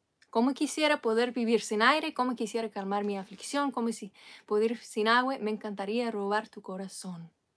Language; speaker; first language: Spanish; non-native, fluent; English